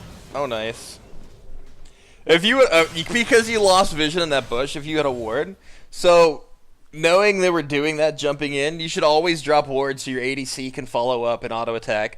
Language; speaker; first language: English; native; English